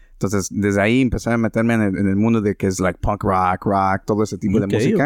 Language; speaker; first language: Spanish; early bilingual, heritage; Spanish